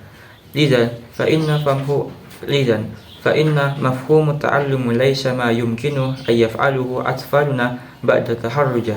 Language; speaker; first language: Arabic; non-native, learner; Indonesian